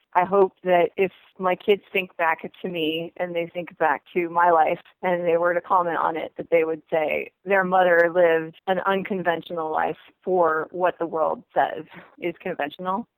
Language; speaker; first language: English; native; English